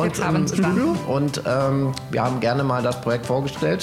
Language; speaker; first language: German; native; German